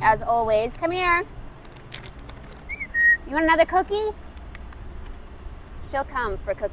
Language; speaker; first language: English; native; English